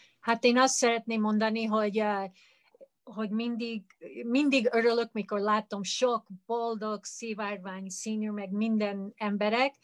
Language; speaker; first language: Hungarian; early bilingual, heritage; Hungarian